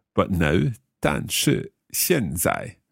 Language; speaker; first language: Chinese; non-native, learner; English